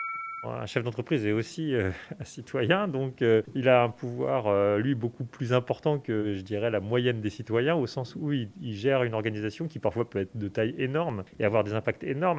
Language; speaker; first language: French; native; French